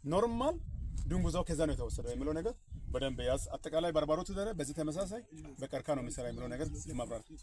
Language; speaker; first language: Amharic; non-native, local second language; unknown